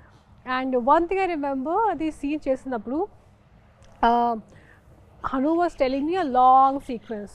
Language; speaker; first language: Telugu; non-native, fluent; Hindi